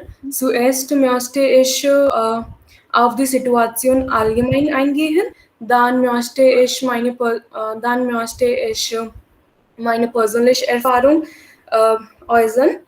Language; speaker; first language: German; non-native, learner; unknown